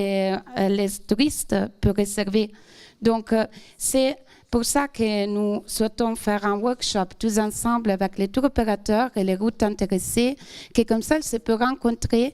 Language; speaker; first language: French; non-native, fluent; Italian